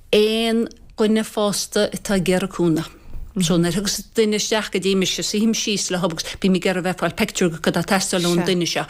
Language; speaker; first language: Irish; native; Irish